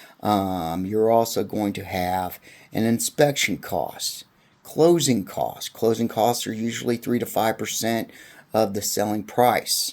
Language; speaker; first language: English; native; English